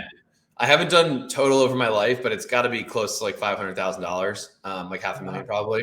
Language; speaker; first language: English; native; English